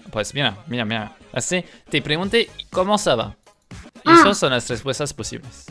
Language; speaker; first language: Spanish; non-native, fluent; French